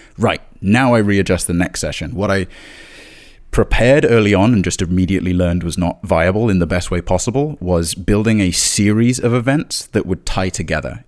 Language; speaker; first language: English; native; English